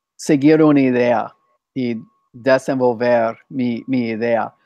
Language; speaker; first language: Spanish; non-native, fluent; English